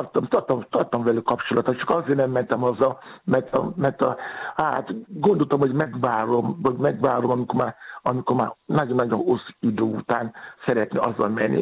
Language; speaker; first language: Hungarian; non-native, fluent; Yoruba